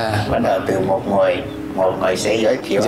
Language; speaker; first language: Vietnamese; non-native, learner; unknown